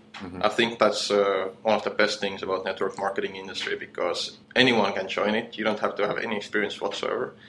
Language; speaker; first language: English; non-native, fluent; Estonian